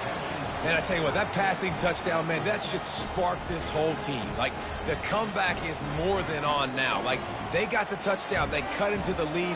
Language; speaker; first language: English; native; English